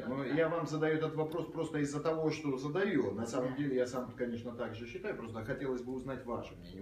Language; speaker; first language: Russian; native; Russian